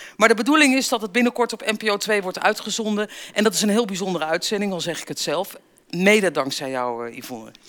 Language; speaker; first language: Dutch; native; Dutch